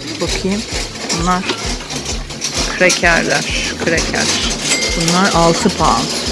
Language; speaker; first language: Turkish; native; Turkish